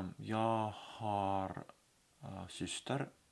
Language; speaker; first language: Swedish; non-native, learner; Finnish